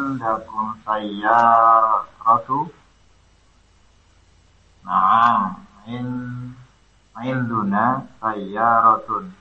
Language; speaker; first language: Arabic; non-native, learner; Indonesian